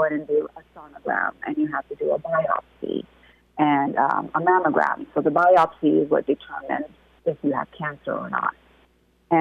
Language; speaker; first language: English; native; English